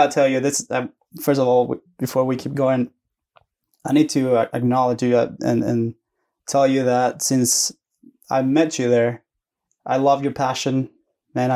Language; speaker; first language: English; non-native, fluent; Spanish